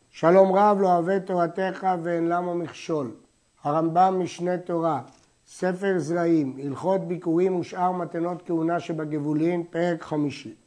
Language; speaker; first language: Hebrew; native; Hebrew